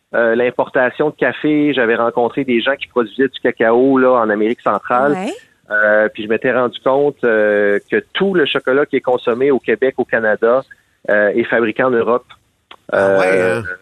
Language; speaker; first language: French; native; French